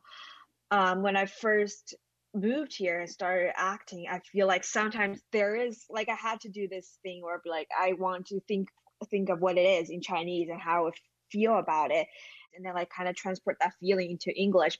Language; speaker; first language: English; non-native, fluent; Chinese